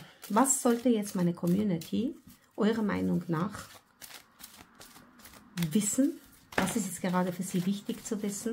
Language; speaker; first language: German; non-native, fluent; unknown